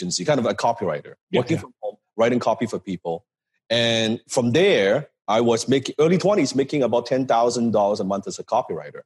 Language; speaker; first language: English; non-native, local second language; Cantonese